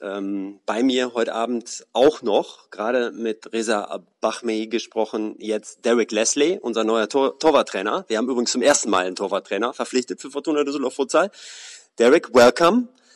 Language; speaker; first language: German; native; German